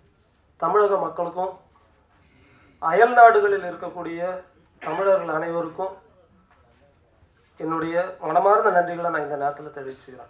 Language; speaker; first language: Tamil; native; Tamil